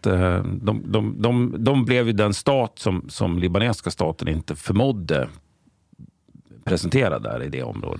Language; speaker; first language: Swedish; native; Swedish